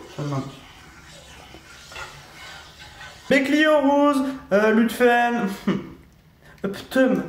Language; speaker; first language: Turkish; non-native, learner; French